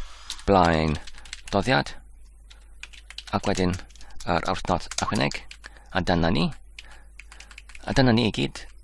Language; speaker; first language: Welsh; non-native, learner; Polish